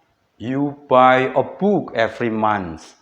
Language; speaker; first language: English; non-native, fluent; Indonesian